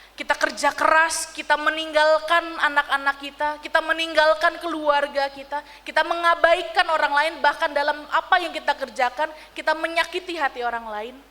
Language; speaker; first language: Indonesian; native; Indonesian